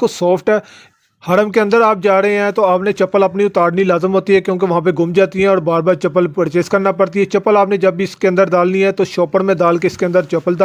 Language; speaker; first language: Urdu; non-native, local second language; Punjabi